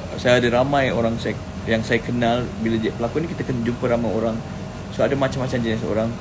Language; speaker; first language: Malay; native; Malay